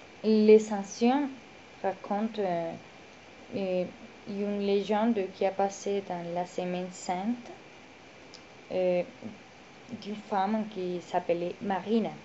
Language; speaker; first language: French; non-native, learner; Spanish